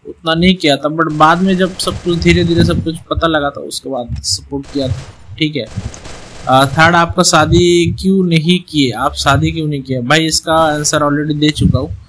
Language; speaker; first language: Hindi; non-native, local second language; Bangla